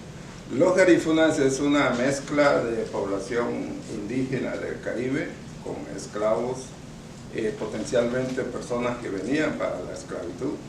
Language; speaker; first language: Spanish; non-native, local second language; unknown